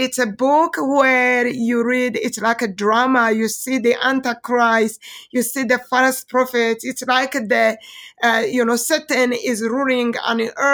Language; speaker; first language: English; non-native, local second language; Kinyarwanda